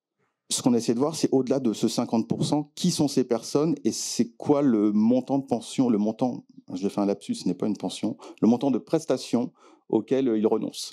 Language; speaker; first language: French; native; French